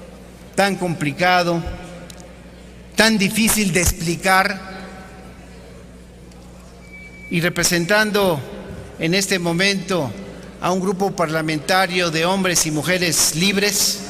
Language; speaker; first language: Spanish; native; Spanish